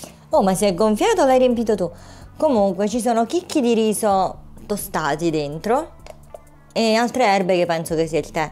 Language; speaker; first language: Italian; native; Italian